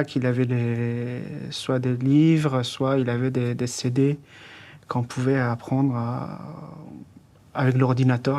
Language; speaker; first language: French; non-native, fluent; Persian